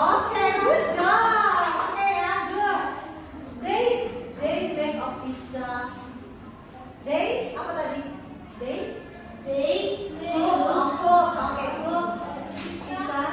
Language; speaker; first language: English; non-native, learner; Indonesian